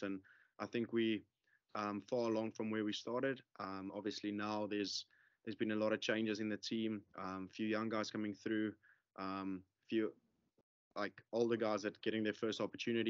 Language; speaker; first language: English; non-native, local second language; Afrikaans